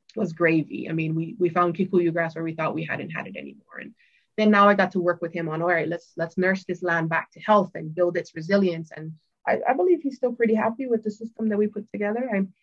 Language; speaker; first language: English; native; English